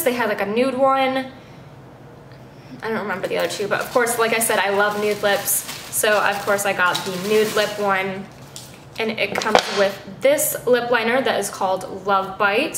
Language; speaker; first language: English; native; English